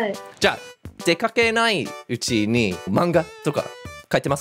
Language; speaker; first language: Japanese; non-native, fluent; English